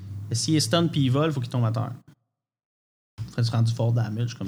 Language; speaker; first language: French; native; French